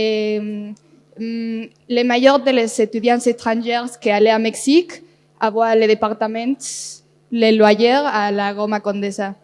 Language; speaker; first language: French; non-native, learner; Spanish